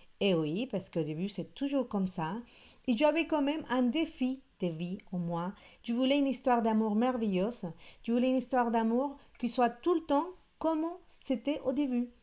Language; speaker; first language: French; non-native, fluent; Spanish